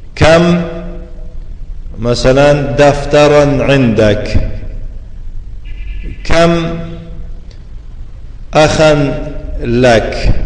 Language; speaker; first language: Arabic; non-native, fluent; Tajik